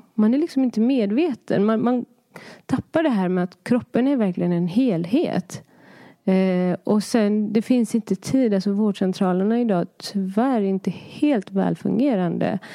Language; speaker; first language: Swedish; early bilingual, other home language; Persian